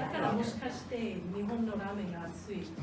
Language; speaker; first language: Japanese; non-native, fluent; English